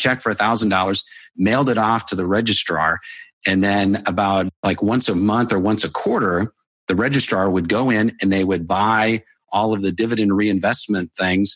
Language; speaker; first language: English; native; English